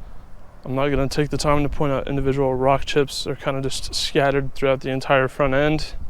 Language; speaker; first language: English; native; English